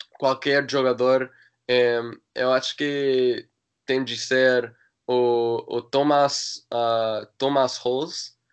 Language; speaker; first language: Portuguese; non-native, learner; English